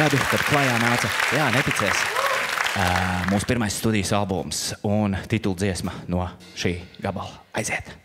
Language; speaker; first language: Latvian; native; Latvian